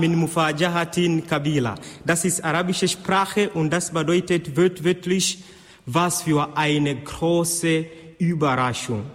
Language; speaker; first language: German; non-native, fluent; Swahili